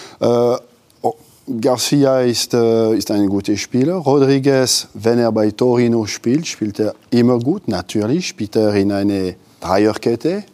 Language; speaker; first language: German; non-native, local second language; French